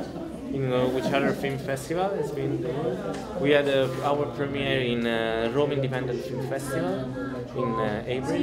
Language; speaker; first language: English; non-native, learner; Italian